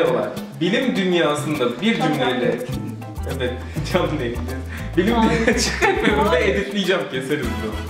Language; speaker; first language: Turkish; native; Turkish